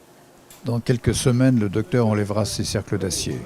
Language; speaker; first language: French; native; French